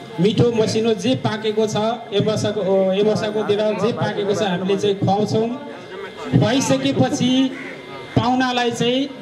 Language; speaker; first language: Nepali; non-native, local second language; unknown